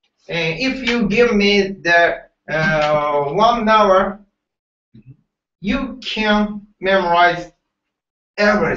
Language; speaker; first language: English; non-native, learner; Japanese